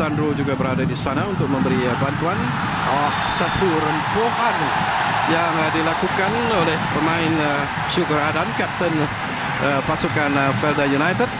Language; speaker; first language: Malay; native; Malay